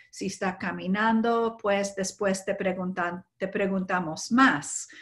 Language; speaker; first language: Spanish; non-native, fluent; English